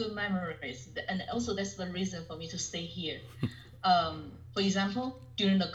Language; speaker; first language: English; non-native, fluent; Chinese